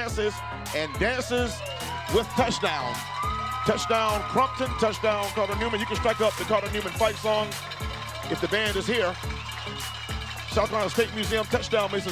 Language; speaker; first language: English; native; English